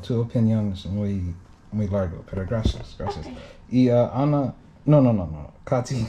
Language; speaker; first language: Spanish; non-native, learner; English